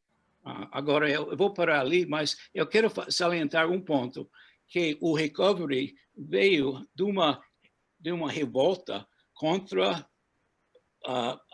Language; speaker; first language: Portuguese; non-native, fluent; English